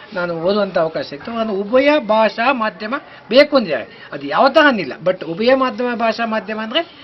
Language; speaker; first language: Kannada; native; Kannada